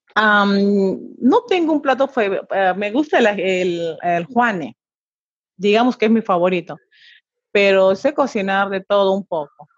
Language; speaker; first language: Spanish; native; Spanish